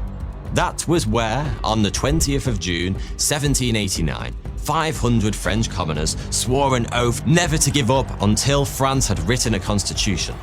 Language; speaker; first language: English; native; English